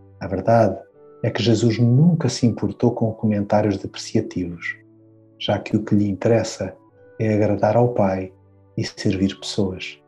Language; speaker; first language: Portuguese; native; Portuguese